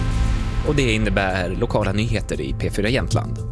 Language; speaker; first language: Swedish; native; Swedish